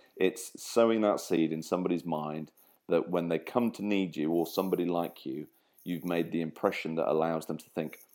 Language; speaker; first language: English; native; English